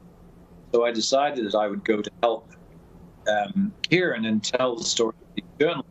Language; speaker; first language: English; native; English